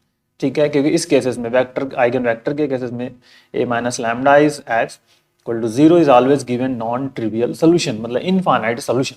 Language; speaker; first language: Hindi; native; Hindi